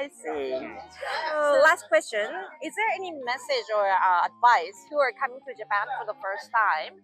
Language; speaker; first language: English; non-native, fluent; Japanese